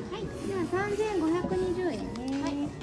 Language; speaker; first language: Japanese; native; Japanese